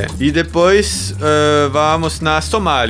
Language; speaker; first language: Portuguese; non-native, learner; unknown